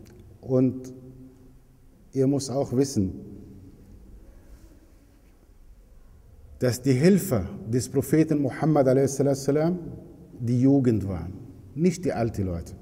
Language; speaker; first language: German; non-native, fluent; Arabic